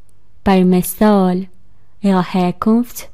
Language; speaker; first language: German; non-native, fluent; Persian